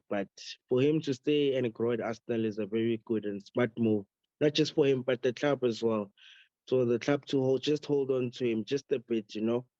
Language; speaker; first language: English; non-native, local second language; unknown